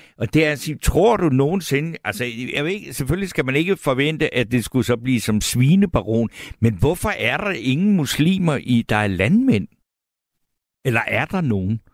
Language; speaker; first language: Danish; native; Danish